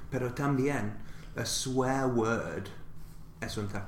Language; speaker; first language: Spanish; non-native, fluent; English